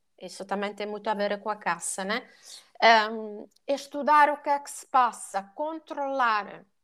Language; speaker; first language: Portuguese; non-native, fluent; Italian